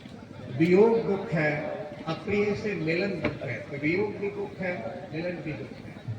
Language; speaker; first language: Hindi; native; Hindi